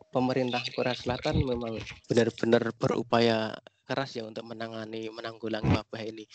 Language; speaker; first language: Indonesian; native; Indonesian